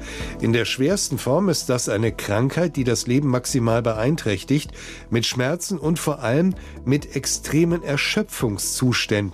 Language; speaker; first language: German; native; German